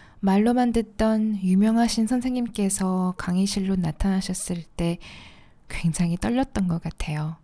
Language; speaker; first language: Korean; native; Korean